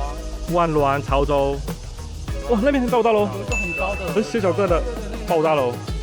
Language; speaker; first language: Chinese; native; Chinese